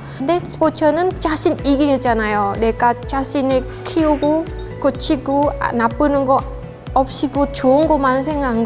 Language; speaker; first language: Korean; non-native, learner; Khmer